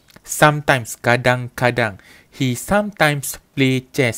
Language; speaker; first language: English; non-native, local second language; Malay